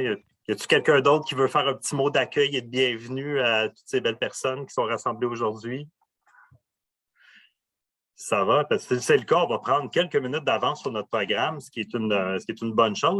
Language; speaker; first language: French; native; French